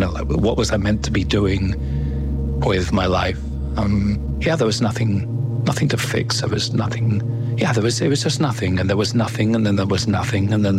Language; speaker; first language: English; native; English